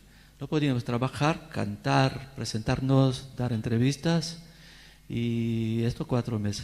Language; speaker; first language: Spanish; non-native, fluent; Portuguese